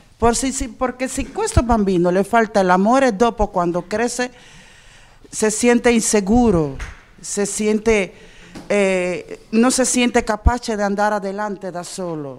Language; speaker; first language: Italian; non-native, learner; Spanish